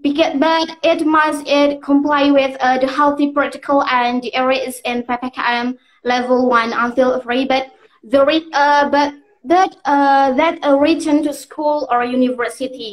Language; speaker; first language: English; non-native, learner; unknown